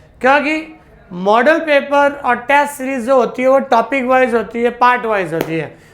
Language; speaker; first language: Hindi; native; Hindi